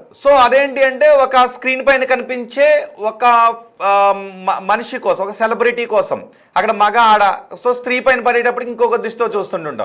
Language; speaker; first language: Telugu; native; Telugu